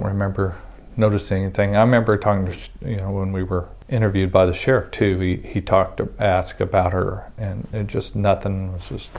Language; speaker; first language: English; native; English